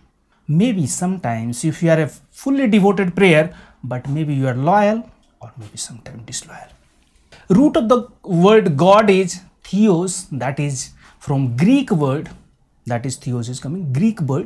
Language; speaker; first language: English; non-native, local second language; Hindi